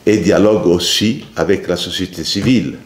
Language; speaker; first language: French; non-native, fluent; Italian